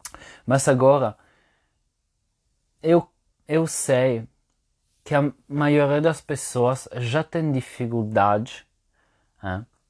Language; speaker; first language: Portuguese; non-native, fluent; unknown